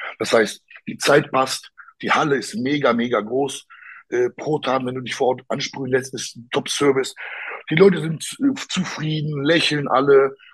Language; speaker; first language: German; early bilingual, other home language; Polish